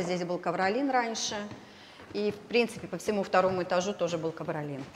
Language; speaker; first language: Russian; native; Russian